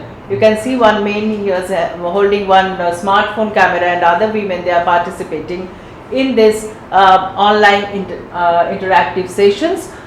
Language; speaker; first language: English; non-native, local second language; Bangla